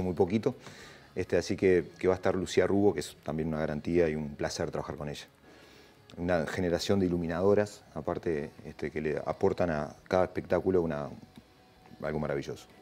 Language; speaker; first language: Spanish; native; Spanish